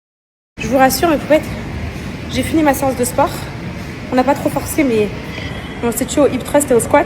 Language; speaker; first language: French; native; French